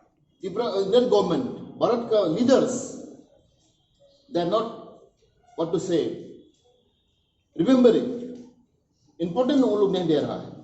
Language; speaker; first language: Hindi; non-native, local second language; Kok Borok